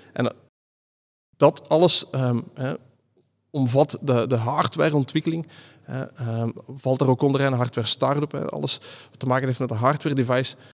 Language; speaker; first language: Dutch; native; Dutch